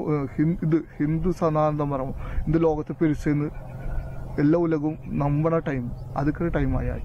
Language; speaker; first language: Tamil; non-native, learner; Malayalam